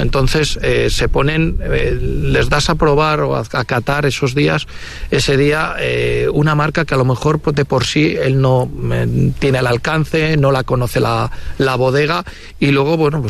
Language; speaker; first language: Spanish; native; Spanish